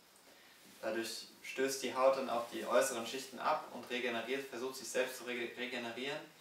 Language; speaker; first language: German; native; German